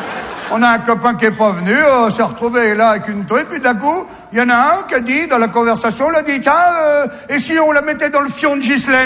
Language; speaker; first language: French; native; French